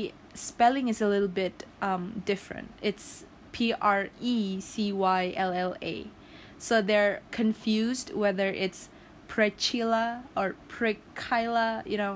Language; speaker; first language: English; non-native, local second language; Malay